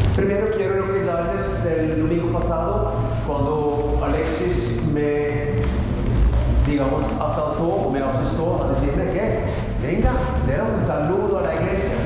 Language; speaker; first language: Spanish; non-native, fluent; Norwegian